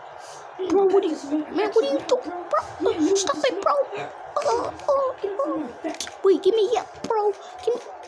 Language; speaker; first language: English; native; English